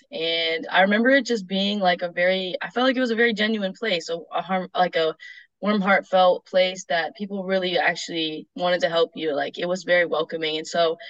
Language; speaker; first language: English; native; English